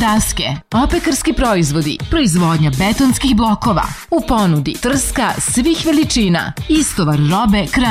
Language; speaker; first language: Serbian; native; Serbian